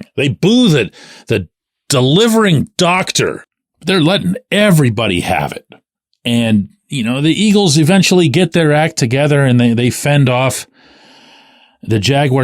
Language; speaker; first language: English; native; English